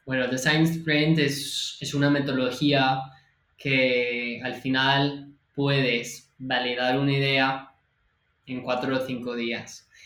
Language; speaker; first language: Spanish; non-native, fluent; English